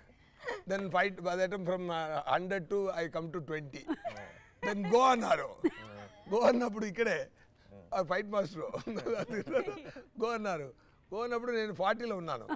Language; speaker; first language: Telugu; non-native, fluent; Tamil